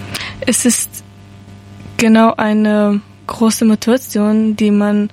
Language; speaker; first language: German; non-native, learner; Persian